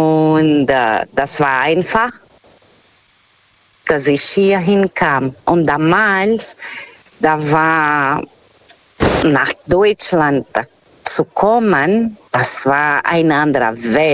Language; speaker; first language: German; non-native, learner; Portuguese